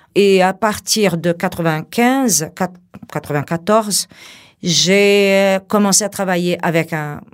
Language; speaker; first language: French; non-native, fluent; Portuguese